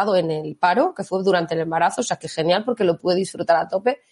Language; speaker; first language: Spanish; native; Spanish